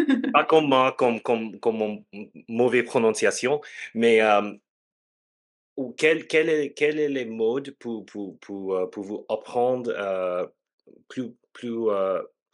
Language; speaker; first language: French; non-native, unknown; English